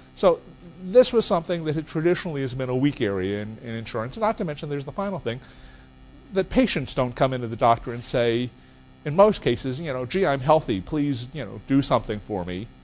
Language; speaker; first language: English; native; English